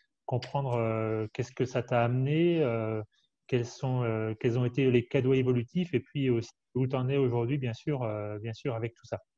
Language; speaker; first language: French; native; French